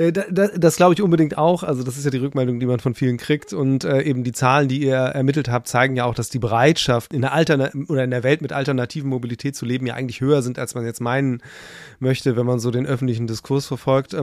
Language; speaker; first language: German; native; German